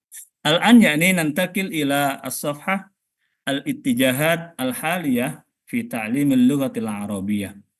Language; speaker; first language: Arabic; non-native, fluent; Indonesian